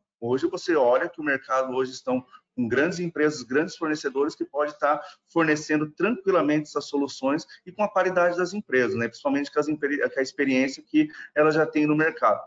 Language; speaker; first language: Portuguese; non-native, fluent; German